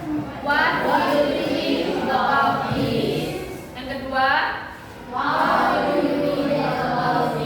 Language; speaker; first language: English; non-native, learner; Indonesian